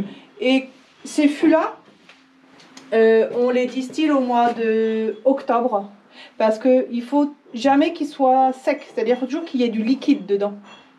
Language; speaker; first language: French; native; French